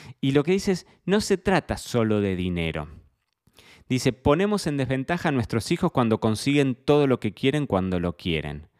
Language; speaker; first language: Spanish; native; Spanish